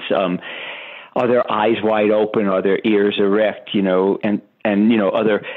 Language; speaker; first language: English; native; English